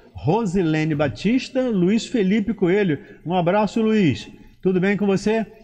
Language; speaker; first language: Portuguese; native; Portuguese